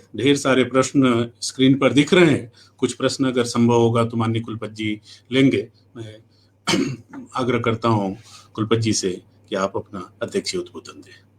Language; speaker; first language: Hindi; native; Hindi